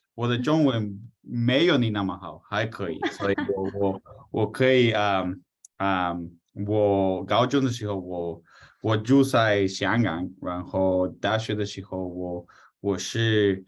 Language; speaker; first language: Chinese; non-native, fluent; English